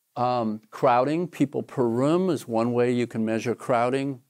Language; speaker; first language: English; native; English